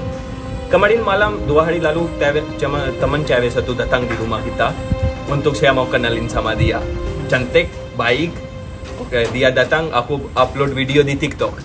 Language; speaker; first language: Indonesian; non-native, fluent; Hindi